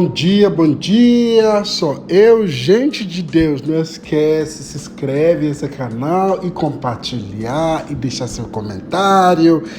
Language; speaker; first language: Portuguese; non-native, fluent; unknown